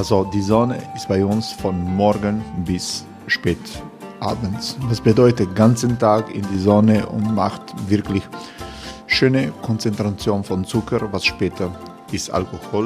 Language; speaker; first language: German; non-native, learner; Croatian